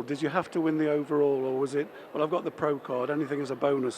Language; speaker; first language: English; native; English